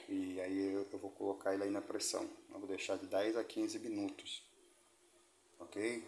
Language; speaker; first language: Portuguese; native; Portuguese